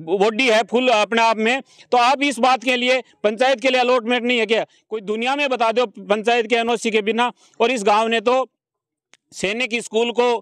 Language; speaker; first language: Hindi; native; Hindi